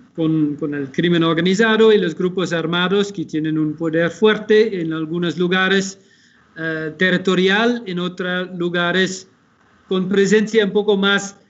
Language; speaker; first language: Spanish; non-native, fluent; Dutch